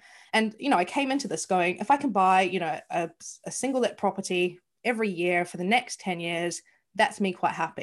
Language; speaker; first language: English; native; English